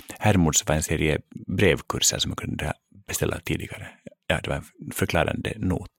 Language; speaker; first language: Swedish; native; Swedish